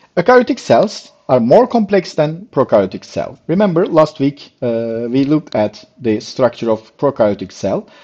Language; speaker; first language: English; non-native, fluent; Turkish